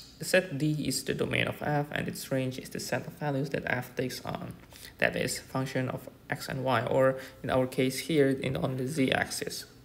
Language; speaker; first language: English; non-native, fluent; Indonesian